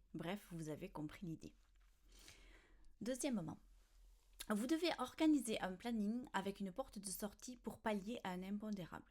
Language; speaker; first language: French; native; French